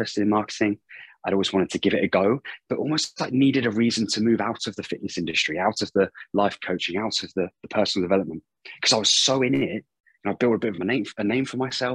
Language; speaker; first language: English; native; English